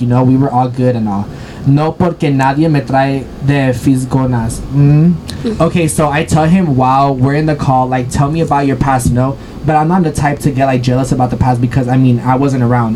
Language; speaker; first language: English; early bilingual, other home language; Spanish